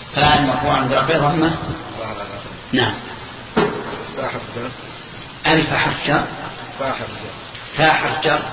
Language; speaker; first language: Arabic; native; Arabic